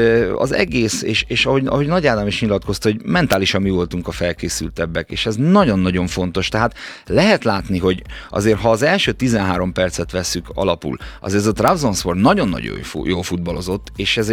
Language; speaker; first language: Hungarian; native; Hungarian